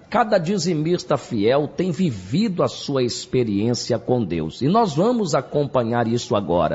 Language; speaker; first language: Portuguese; native; Portuguese